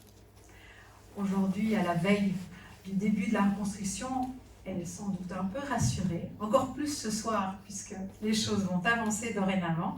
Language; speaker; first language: French; native; French